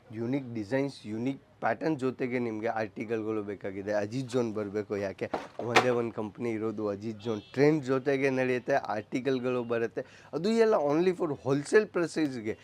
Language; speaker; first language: Kannada; non-native, local second language; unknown